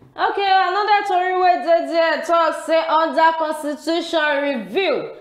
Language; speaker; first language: Nigerian Pidgin; non-native, local second language; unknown